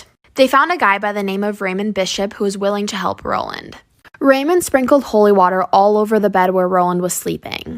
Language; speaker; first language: English; native; English